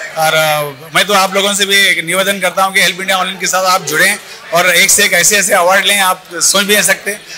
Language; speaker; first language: Hindi; non-native, local second language; Urdu